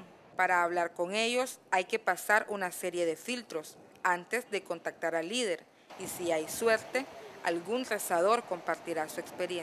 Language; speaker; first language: Spanish; native; Spanish